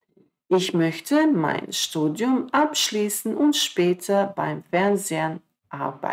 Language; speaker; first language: German; non-native, fluent; Croatian